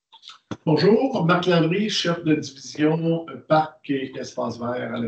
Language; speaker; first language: French; native; French